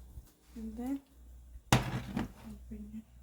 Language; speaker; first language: English; non-native, fluent; Vietnamese